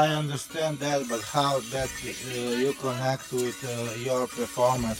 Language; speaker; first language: English; non-native, learner; Slovenian